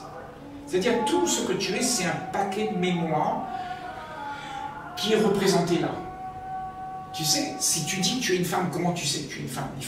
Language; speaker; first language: French; native; French